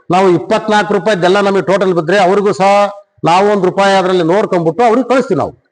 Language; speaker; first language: Kannada; native; Kannada